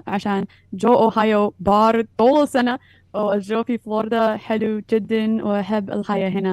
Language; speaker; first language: Arabic; non-native, fluent; English